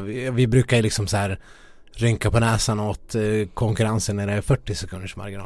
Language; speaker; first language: Swedish; native; Swedish